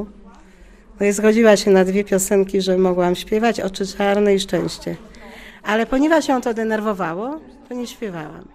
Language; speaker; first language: Polish; native; Polish